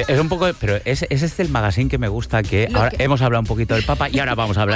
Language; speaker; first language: Spanish; native; Spanish